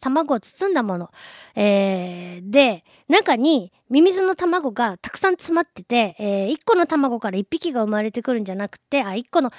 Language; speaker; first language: Japanese; native; Japanese